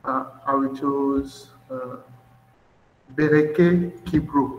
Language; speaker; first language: English; non-native, fluent; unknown